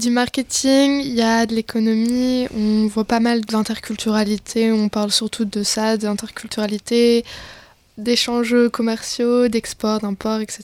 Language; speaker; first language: French; native; French